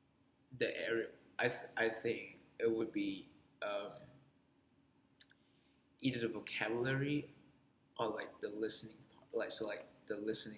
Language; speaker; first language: English; non-native, fluent; Vietnamese